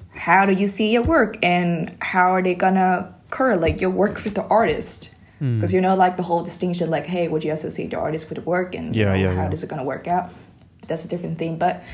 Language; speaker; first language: English; non-native, fluent; Vietnamese